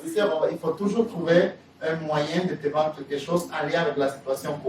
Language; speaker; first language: French; native; French